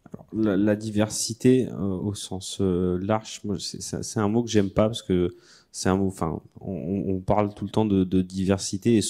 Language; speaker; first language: French; native; French